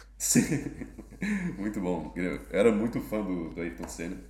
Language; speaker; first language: Portuguese; native; Portuguese